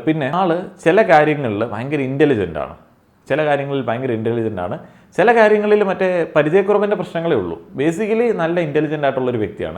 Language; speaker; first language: Malayalam; native; Malayalam